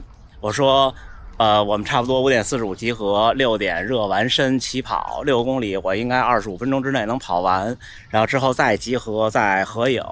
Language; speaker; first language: Chinese; native; Chinese